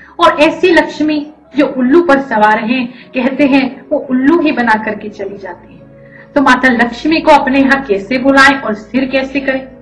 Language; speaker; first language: Hindi; native; Hindi